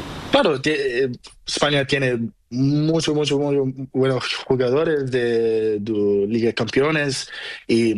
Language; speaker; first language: Spanish; non-native, learner; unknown